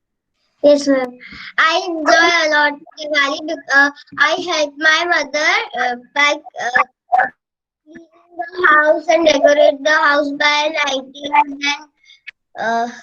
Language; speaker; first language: English; non-native, learner; Hindi